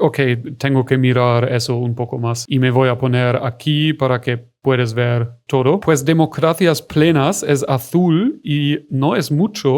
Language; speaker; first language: Spanish; non-native, fluent; German